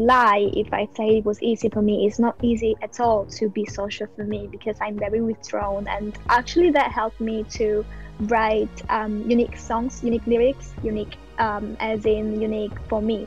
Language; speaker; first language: English; non-native, fluent; Italian